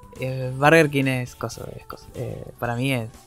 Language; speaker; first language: Spanish; native; Spanish